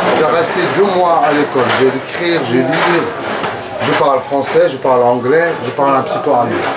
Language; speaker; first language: French; non-native, learner; Arabic